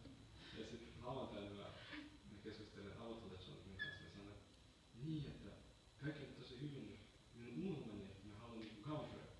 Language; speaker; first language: Finnish; non-native, learner; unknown